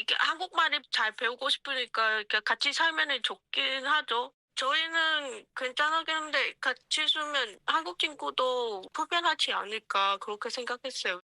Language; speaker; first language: Korean; non-native, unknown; Vietnamese